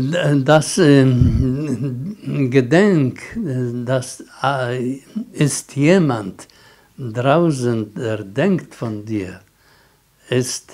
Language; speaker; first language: German; non-native, learner; Polish